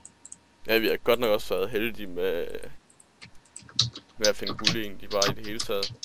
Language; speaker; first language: Danish; native; Danish